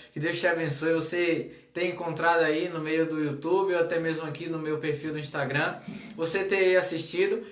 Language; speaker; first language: Portuguese; native; Portuguese